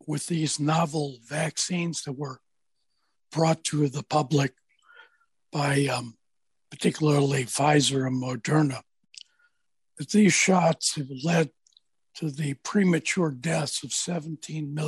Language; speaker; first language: English; native; English